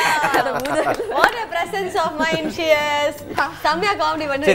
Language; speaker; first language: Tamil; native; Tamil